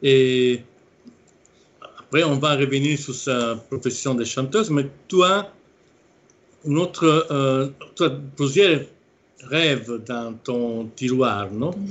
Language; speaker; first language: French; non-native, fluent; Italian